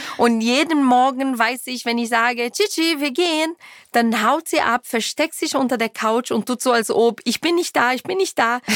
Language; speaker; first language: German; non-native, fluent; Portuguese